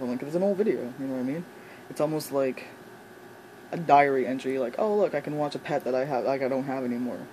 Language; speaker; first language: English; native; English